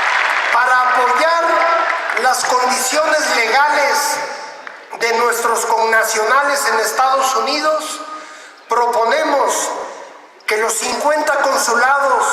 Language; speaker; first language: Spanish; native; Spanish